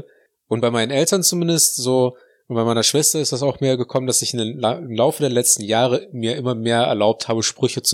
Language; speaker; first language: German; native; German